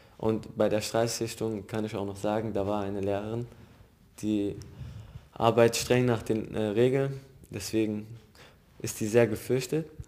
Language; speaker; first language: German; early bilingual, other home language; Arabic